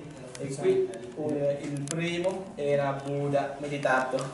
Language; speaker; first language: Italian; non-native, learner; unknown